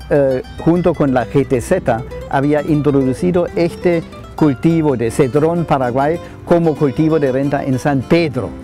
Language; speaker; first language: Spanish; non-native, fluent; German